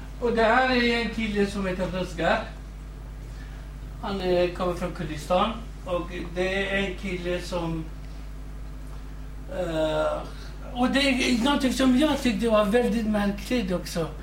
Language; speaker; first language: Swedish; non-native, fluent; Kurdish